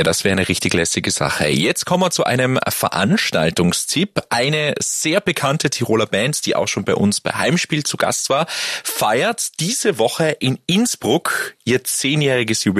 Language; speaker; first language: German; native; German